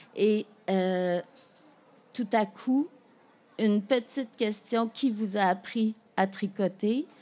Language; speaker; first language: French; native; French